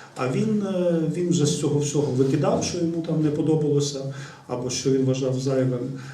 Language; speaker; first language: Ukrainian; native; Ukrainian